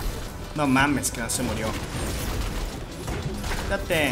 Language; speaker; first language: Spanish; native; Spanish